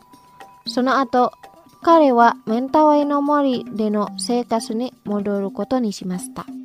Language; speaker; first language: Japanese; non-native, fluent; Indonesian